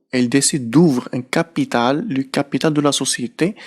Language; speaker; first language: French; non-native, local second language; Arabic